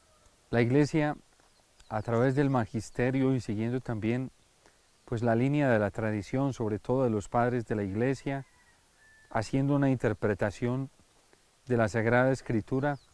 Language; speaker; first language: Spanish; native; Spanish